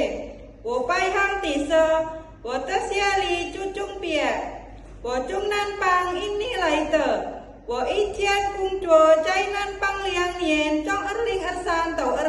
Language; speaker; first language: Chinese; non-native, learner; Indonesian